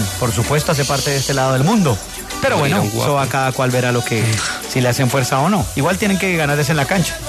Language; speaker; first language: Spanish; native; Spanish